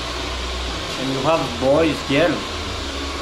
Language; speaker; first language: English; non-native, learner; Greek